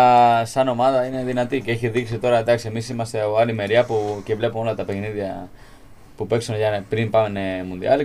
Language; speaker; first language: Greek; non-native, learner; Spanish